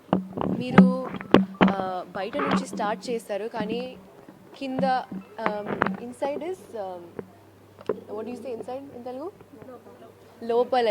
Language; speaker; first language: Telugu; non-native, local second language; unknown